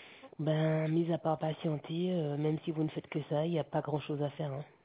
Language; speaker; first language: French; native; French